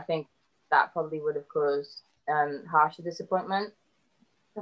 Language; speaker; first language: English; native; English